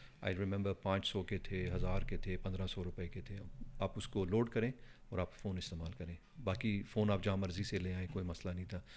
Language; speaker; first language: Urdu; non-native, fluent; Punjabi